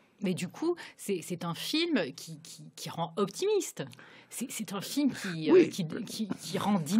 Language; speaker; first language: French; native; French